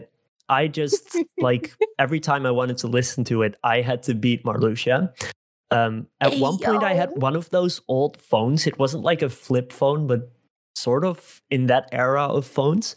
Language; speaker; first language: English; non-native, fluent; Dutch